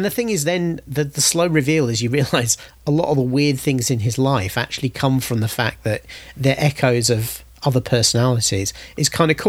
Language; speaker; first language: English; native; English